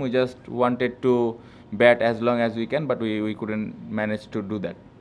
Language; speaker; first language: English; non-native, local second language; Bangla